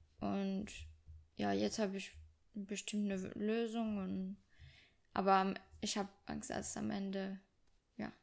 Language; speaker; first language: German; non-native, fluent; French